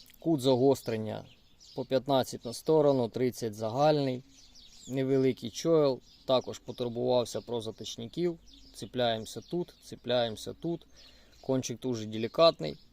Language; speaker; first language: Ukrainian; non-native, local second language; Russian